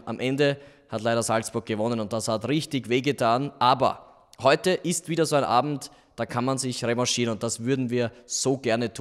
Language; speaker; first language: German; native; German